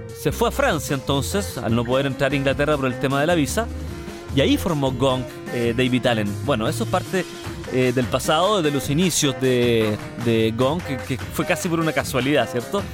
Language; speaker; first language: Spanish; native; Spanish